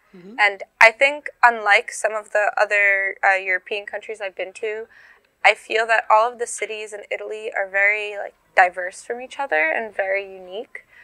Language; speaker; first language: English; native; English